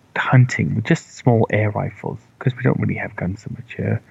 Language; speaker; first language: English; native; English